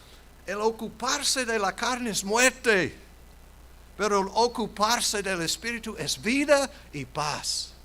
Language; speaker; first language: Spanish; non-native, fluent; English